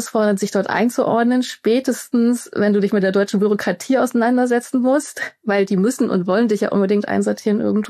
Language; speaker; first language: German; native; German